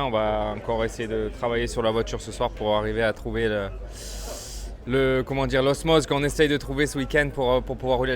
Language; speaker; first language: French; native; French